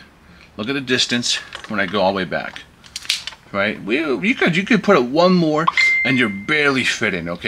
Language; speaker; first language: English; native; English